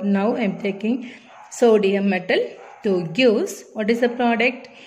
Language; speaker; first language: English; non-native, local second language; Tamil